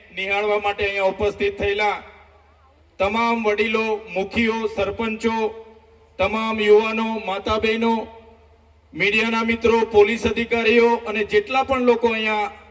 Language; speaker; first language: Gujarati; non-native, local second language; Vasavi